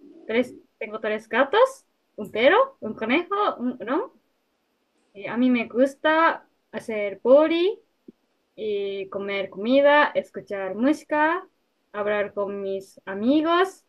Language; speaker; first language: Spanish; non-native, learner; Japanese